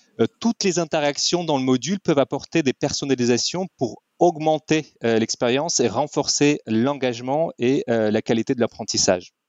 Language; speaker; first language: French; non-native, fluent; Russian